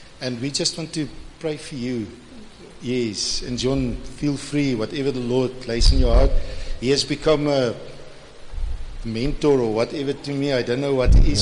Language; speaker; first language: English; non-native, local second language; Afrikaans